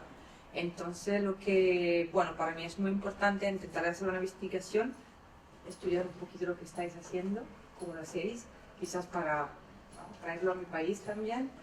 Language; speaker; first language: Spanish; non-native, fluent; Italian